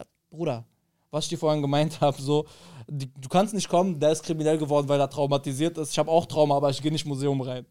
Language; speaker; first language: German; early bilingual, other home language; Arabic